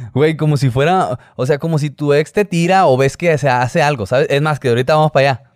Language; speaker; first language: Spanish; native; Spanish